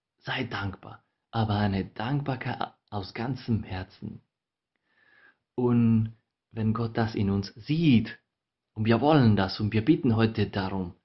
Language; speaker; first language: German; non-native, fluent; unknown